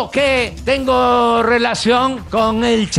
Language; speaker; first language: Spanish; native; Spanish